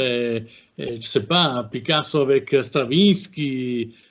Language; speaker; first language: French; non-native, fluent; Italian